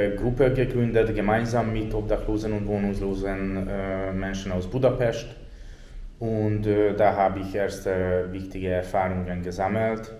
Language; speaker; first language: German; non-native, fluent; Hungarian